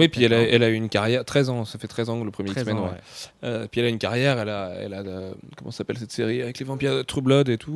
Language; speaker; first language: French; native; French